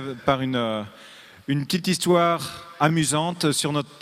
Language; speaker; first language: French; native; French